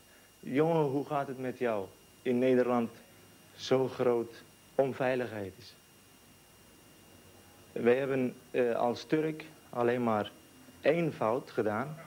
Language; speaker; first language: Dutch; non-native, learner; Turkish